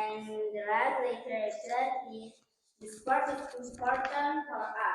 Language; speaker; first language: English; non-native, learner; Indonesian